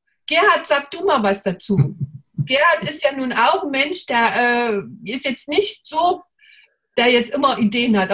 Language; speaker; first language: German; native; German